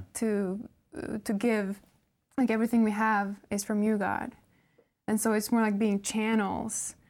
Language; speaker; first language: English; non-native, fluent; Norwegian